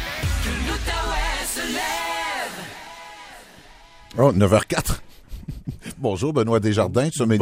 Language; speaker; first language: French; native; French